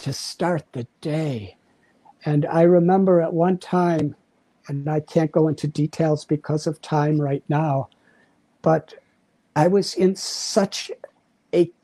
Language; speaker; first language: English; native; English